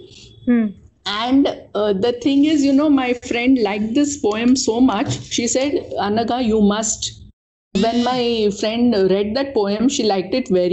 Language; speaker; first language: English; non-native, local second language; Marathi